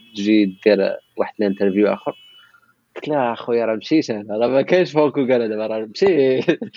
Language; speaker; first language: Arabic; non-native, local second language; Tachelhit